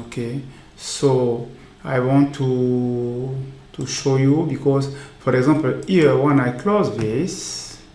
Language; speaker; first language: English; non-native, learner; French